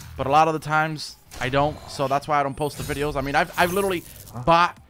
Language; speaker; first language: English; native; English